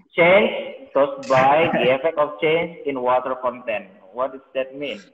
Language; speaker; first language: English; non-native, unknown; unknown